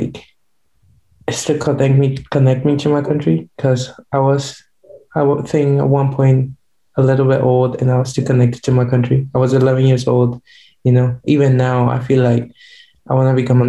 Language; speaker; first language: English; non-native, fluent; Guarani